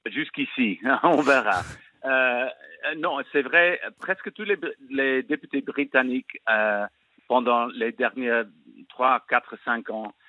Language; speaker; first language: French; non-native, learner; English